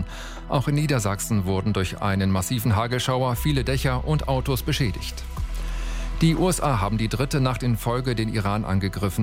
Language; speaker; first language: German; native; German